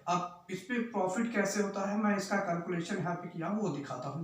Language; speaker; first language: Hindi; native; Hindi